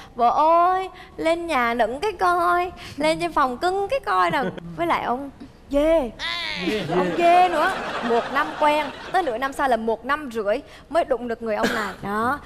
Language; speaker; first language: Vietnamese; early bilingual, heritage; Vietnamese